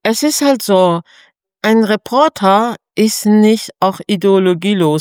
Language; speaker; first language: German; non-native, fluent; Persian